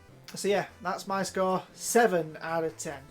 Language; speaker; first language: English; native; English